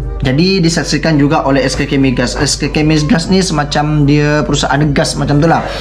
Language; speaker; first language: Malay; non-native, local second language; Madurese